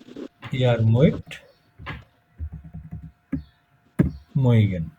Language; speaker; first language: German; non-native, fluent; Bangla